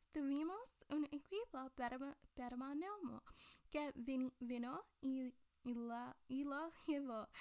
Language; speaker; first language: Spanish; non-native, learner; English